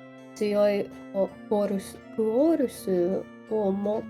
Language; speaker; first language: Japanese; non-native, learner; English